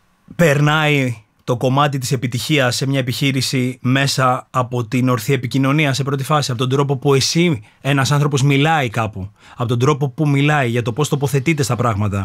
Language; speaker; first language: Greek; native; Greek